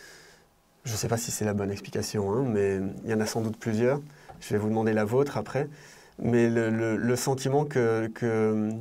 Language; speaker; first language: French; native; French